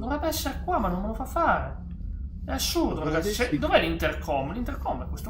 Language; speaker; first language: Italian; native; Italian